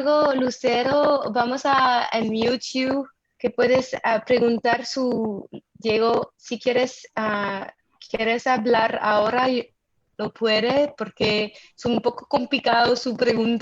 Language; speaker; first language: Spanish; non-native, fluent; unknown